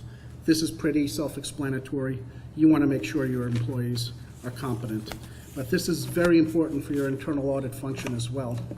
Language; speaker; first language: English; native; English